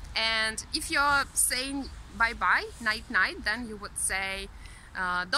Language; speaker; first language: English; non-native, fluent; Russian